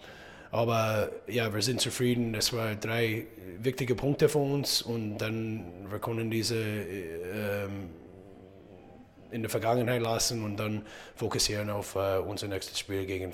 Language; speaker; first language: German; non-native, learner; English